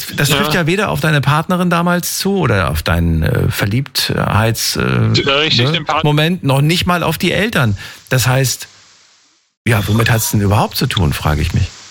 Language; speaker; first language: German; native; German